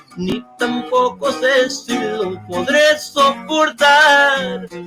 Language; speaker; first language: Spanish; early bilingual, heritage; Spanish